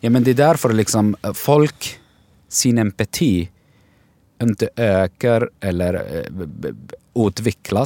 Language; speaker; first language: Swedish; non-native, fluent; Arabic